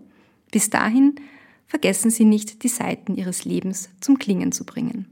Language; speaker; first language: German; native; German